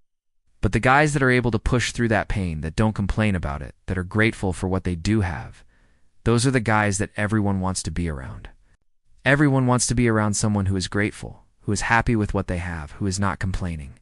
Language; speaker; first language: English; native; English